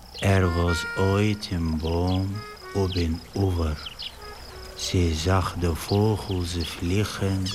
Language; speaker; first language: Dutch; non-native, fluent; Arabic